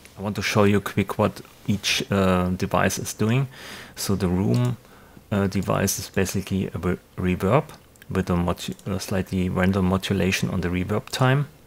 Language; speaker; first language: English; non-native, fluent; German